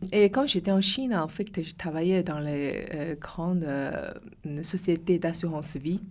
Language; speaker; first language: French; non-native, fluent; Chinese